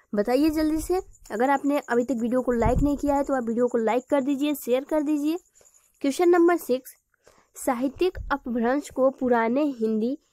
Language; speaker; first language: Hindi; native; Hindi